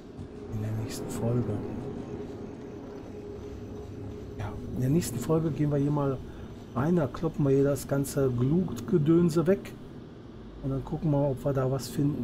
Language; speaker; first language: German; native; German